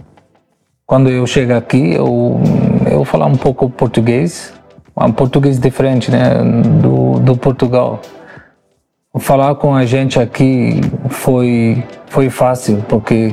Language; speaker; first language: Portuguese; non-native, learner; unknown